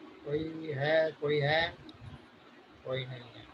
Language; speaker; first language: Hindi; native; Hindi